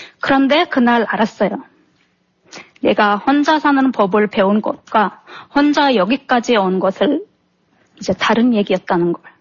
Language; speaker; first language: Korean; non-native, fluent; Turkmen